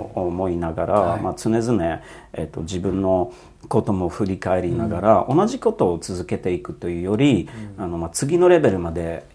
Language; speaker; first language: Japanese; non-native, fluent; Polish